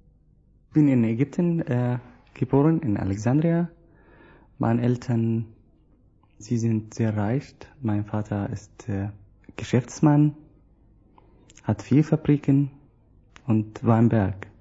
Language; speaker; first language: German; non-native, learner; Arabic